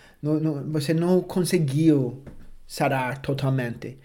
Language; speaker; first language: Portuguese; non-native, fluent; English